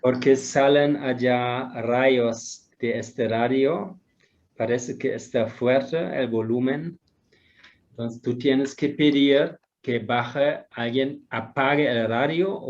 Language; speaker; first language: Spanish; non-native, fluent; German